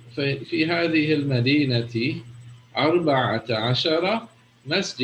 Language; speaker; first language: Arabic; non-native, fluent; English